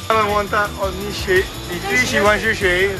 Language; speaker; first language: Chinese; non-native, learner; Korean